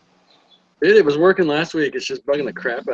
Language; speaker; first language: English; native; English